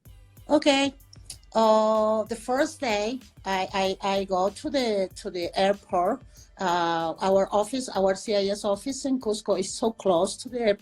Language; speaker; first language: English; non-native, fluent; Spanish